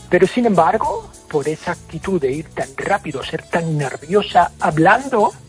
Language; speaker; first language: Spanish; non-native, fluent; English